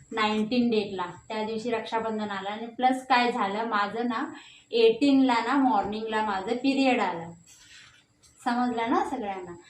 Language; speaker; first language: Marathi; non-native, local second language; Hindi